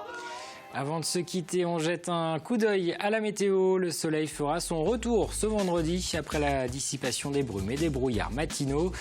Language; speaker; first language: French; native; French